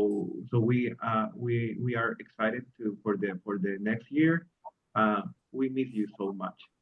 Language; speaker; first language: English; non-native, learner; Spanish